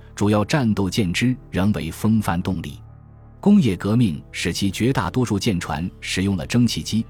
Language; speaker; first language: Chinese; native; Chinese